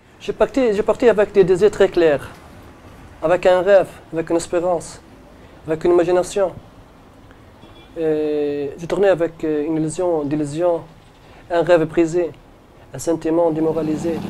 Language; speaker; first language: French; non-native, local second language; Arabic